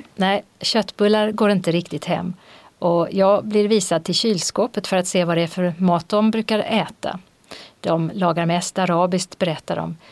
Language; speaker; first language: Swedish; native; Swedish